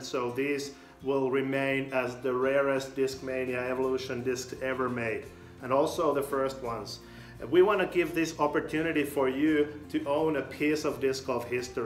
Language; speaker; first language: English; non-native, fluent; Finnish